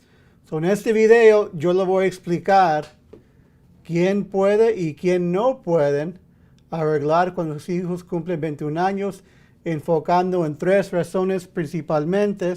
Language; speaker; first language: Spanish; early bilingual, heritage; English